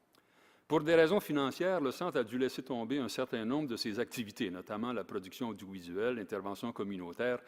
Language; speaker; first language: French; native; French